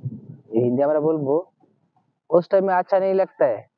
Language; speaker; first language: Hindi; non-native, learner; Bangla